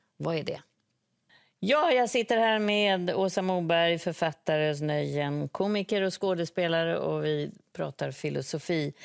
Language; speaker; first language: Swedish; native; Swedish